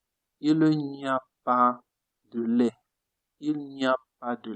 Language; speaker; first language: French; non-native, fluent; Italian